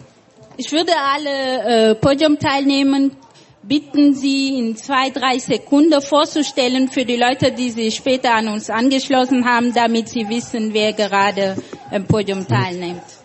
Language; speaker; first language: German; non-native, fluent; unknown